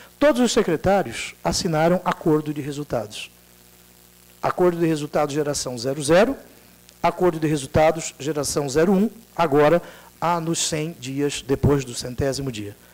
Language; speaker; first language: Portuguese; native; Portuguese